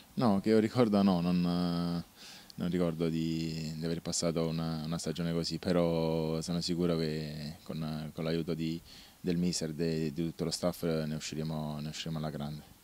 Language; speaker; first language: Italian; native; Italian